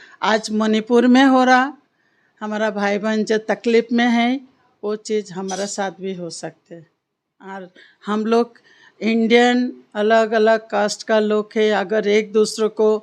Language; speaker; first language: Hindi; non-native, local second language; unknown